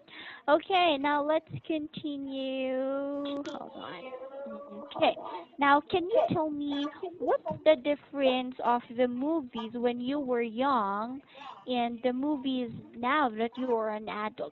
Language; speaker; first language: English; non-native, local second language; Filipino